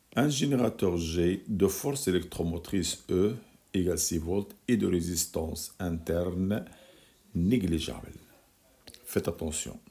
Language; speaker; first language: French; non-native, local second language; Arabic